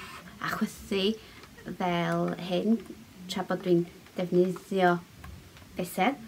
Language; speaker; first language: Welsh; non-native, local second language; English